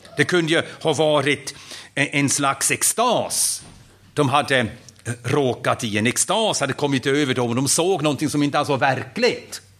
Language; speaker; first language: Swedish; non-native, fluent; German